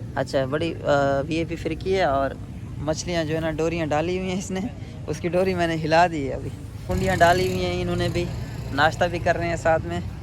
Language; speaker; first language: Urdu; non-native, local second language; Saraiki